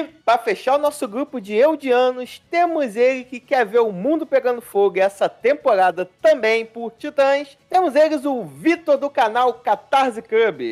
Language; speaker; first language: Portuguese; native; Portuguese